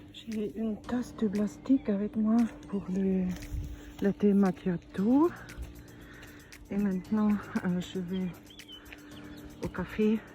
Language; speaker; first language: French; non-native, learner; German